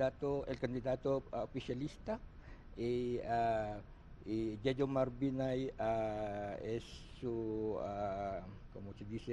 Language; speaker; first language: Spanish; non-native, learner; Filipino